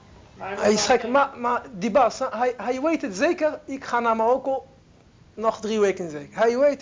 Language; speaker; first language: Dutch; non-native, learner; Arabic